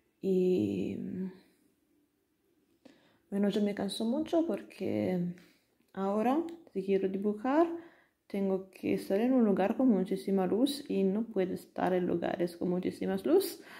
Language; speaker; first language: Spanish; non-native, learner; Italian